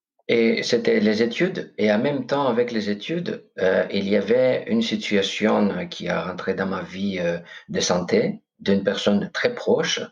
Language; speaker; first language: French; non-native, fluent; Greek